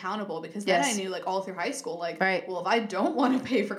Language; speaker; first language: English; native; English